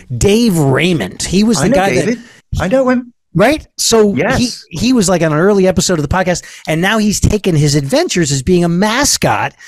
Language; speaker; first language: English; native; English